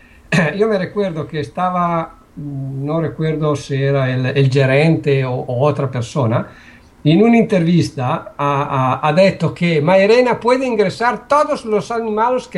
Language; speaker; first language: Spanish; non-native, learner; Italian